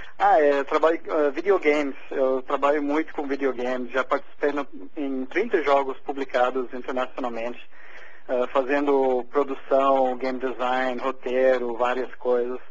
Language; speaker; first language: Portuguese; non-native, fluent; English